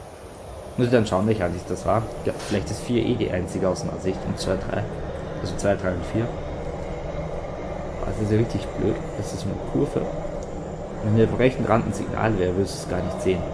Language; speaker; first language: German; native; German